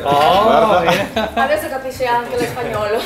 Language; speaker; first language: Italian; non-native, fluent; Spanish